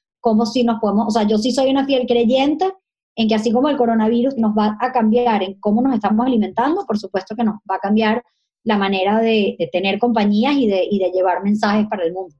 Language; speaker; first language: Spanish; native; Spanish